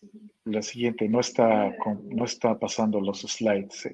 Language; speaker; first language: Spanish; native; Spanish